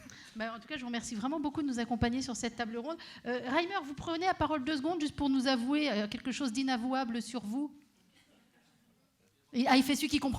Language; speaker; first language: French; native; French